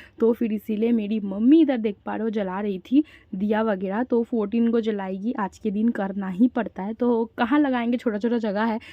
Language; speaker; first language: Hindi; non-native, local second language; Bangla